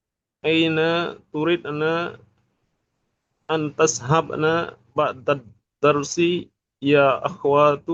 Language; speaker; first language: Arabic; non-native, learner; Indonesian